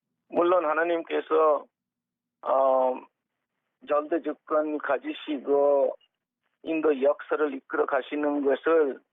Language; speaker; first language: Korean; non-native, fluent; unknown